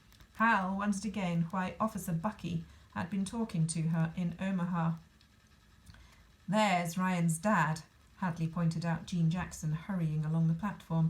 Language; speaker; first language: English; native; English